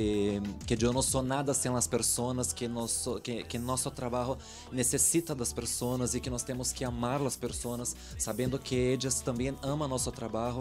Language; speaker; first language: Spanish; non-native, learner; Portuguese